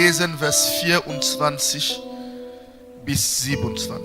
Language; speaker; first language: German; non-native, fluent; French